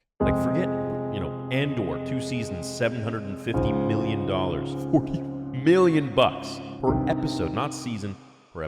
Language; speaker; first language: English; native; English